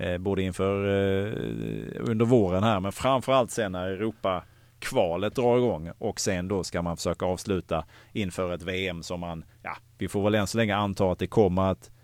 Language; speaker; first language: Swedish; native; Swedish